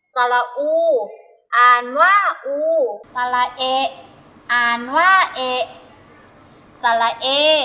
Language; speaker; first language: Thai; native; Thai